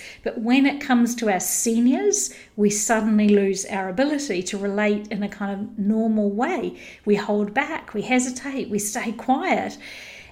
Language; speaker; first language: English; native; English